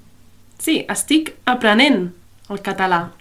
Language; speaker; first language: Catalan; early bilingual, heritage; English